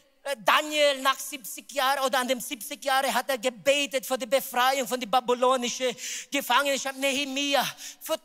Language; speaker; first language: German; non-native, learner; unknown